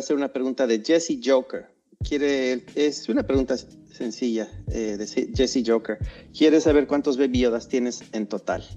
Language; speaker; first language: Spanish; non-native, fluent; English